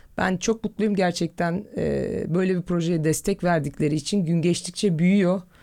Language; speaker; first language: Turkish; native; Turkish